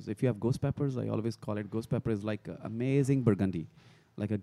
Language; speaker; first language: English; non-native, local second language; Punjabi